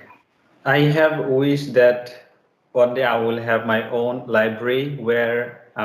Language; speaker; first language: English; non-native, learner; Bangla